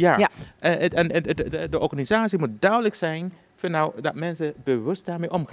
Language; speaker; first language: Dutch; non-native, fluent; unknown